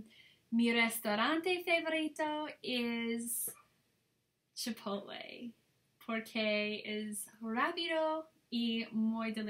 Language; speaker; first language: Spanish; non-native, learner; English